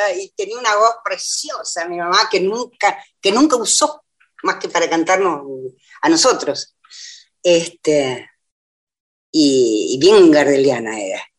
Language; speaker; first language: Spanish; native; Spanish